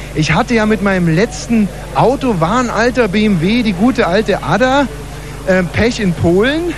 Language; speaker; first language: German; native; German